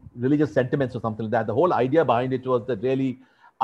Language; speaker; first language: English; non-native, local second language; Hindi